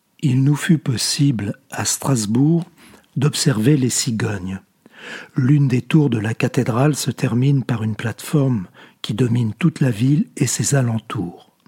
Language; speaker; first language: French; native; French